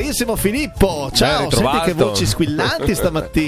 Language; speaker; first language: Italian; native; Italian